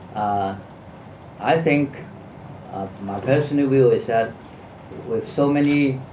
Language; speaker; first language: English; non-native, local second language; Cantonese